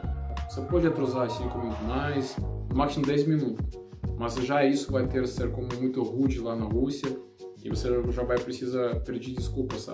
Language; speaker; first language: Portuguese; non-native, learner; Russian